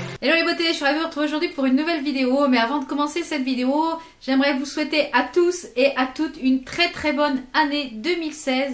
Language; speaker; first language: French; native; French